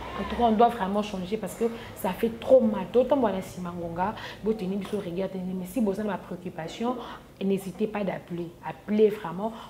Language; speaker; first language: French; non-native, local second language; Lingala